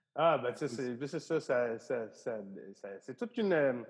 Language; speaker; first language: French; native; French